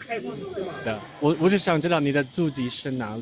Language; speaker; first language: Chinese; non-native, learner; English